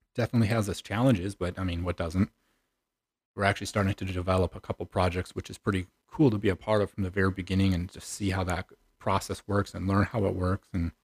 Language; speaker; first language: English; native; English